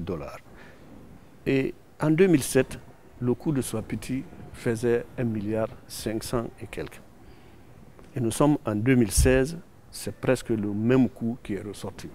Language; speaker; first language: French; non-native, local second language; Susu